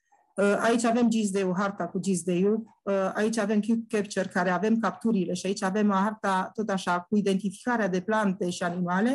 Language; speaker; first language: Romanian; native; Romanian